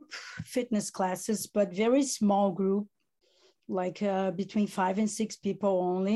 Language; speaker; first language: English; non-native, fluent; Italian